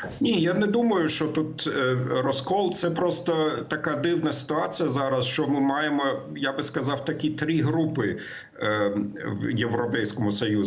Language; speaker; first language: Ukrainian; non-native, fluent; German